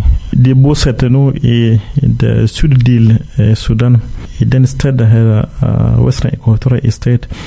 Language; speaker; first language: Danish; non-native, fluent; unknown